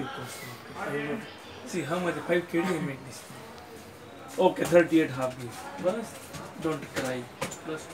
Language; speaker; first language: English; non-native, learner; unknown